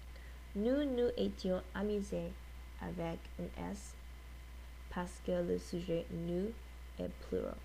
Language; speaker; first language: French; non-native, learner; English